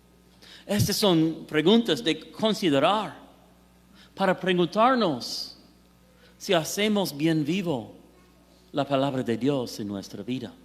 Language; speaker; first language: Spanish; non-native, fluent; English